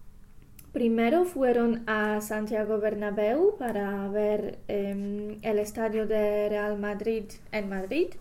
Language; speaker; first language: Spanish; non-native, learner; English